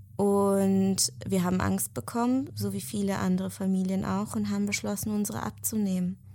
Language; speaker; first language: German; early bilingual, other home language; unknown